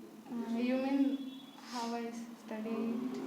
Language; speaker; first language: English; non-native, fluent; Bangla